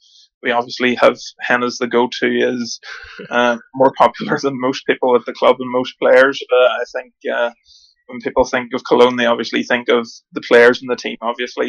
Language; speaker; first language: English; native; English